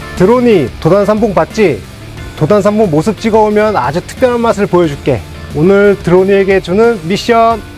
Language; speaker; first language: Korean; native; Korean